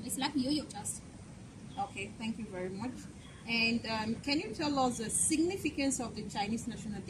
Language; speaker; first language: English; non-native, learner; Chinese